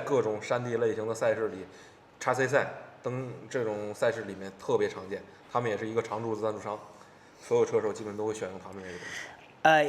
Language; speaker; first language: Chinese; native; Chinese